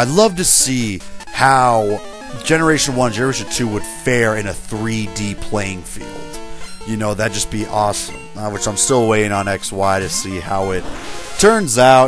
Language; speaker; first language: English; native; English